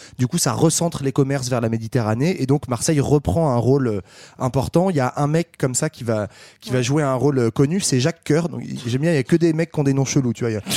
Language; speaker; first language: French; native; French